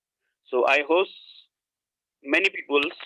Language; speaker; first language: English; non-native, learner; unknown